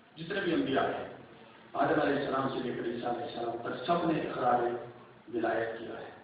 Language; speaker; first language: Urdu; native; Urdu